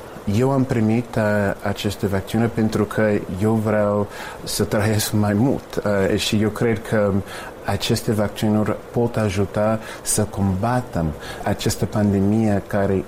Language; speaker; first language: Romanian; non-native, fluent; English